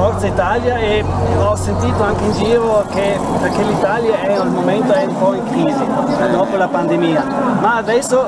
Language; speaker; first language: Italian; non-native, local second language; German